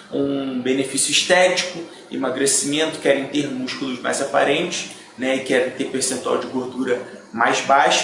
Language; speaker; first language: Portuguese; native; Portuguese